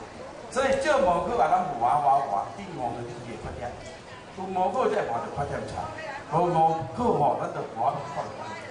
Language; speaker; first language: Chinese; non-native, local second language; Min Nan Chinese